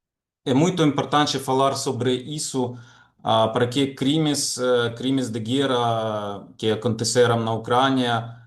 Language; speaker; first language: Portuguese; non-native, fluent; Ukrainian